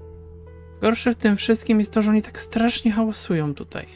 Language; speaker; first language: Polish; native; Polish